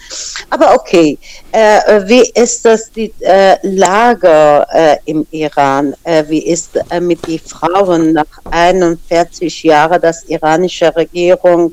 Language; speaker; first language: German; non-native, fluent; Persian